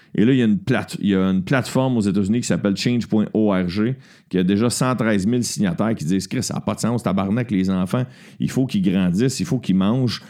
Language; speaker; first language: French; native; French